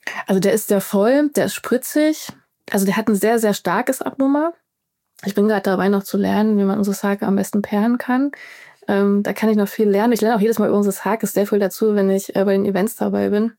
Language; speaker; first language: German; native; German